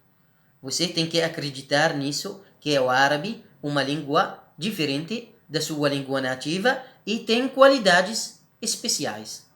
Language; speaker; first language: Portuguese; non-native, learner; Arabic